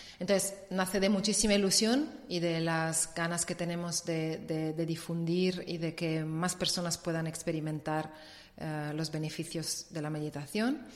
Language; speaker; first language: Spanish; non-native, fluent; Italian